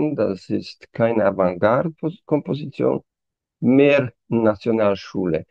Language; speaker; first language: German; non-native, fluent; Romanian